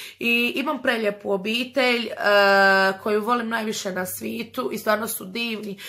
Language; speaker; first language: Croatian; early bilingual, other home language; Portuguese